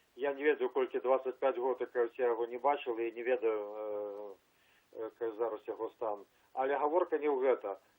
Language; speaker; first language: Belarusian; native; Belarusian